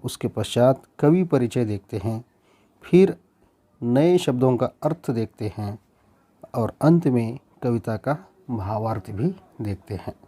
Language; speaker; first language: Hindi; non-native, local second language; Kannada